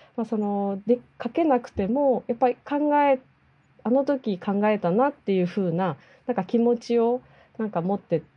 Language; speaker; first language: Japanese; native; Japanese